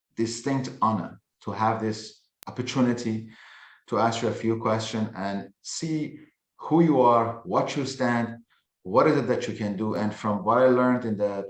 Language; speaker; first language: English; non-native, fluent; Persian